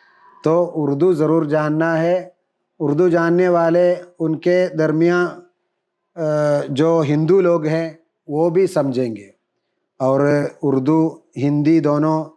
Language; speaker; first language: Hindi; non-native, local second language; Malayalam